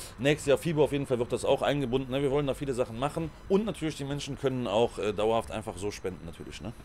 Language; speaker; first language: German; native; German